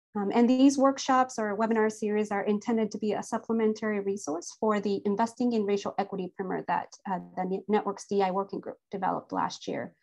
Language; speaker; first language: English; native; English